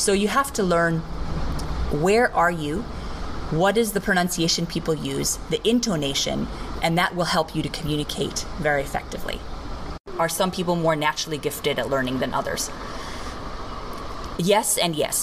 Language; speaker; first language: Hindi; non-native, fluent; English